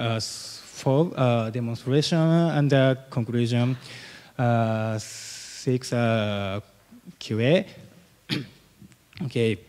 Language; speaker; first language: English; non-native, learner; Japanese